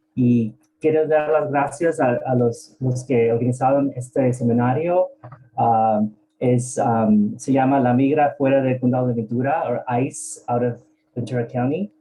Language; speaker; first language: Spanish; early bilingual, heritage; Spanish